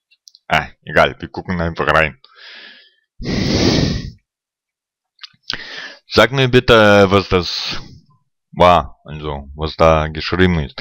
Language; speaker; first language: German; non-native, fluent; Russian